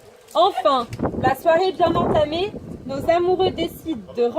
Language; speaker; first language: French; native; French